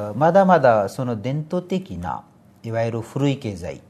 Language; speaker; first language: Japanese; non-native, fluent; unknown